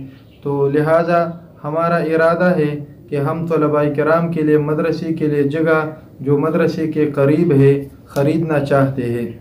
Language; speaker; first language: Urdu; non-native, local second language; Pashto